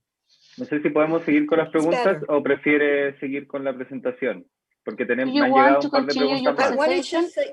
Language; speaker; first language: Spanish; native; Spanish